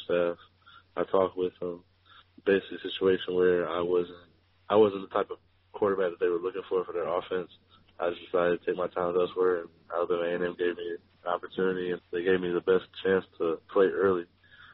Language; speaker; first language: English; native; English